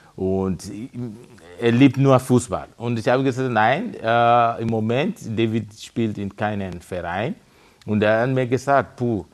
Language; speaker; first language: German; non-native, fluent; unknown